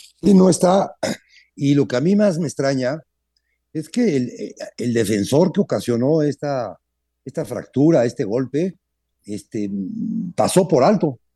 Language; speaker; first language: Spanish; native; Spanish